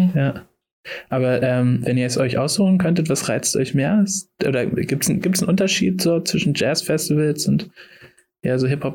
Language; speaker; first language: German; native; German